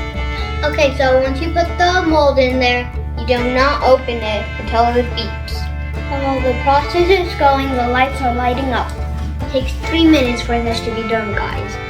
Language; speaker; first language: English; native; English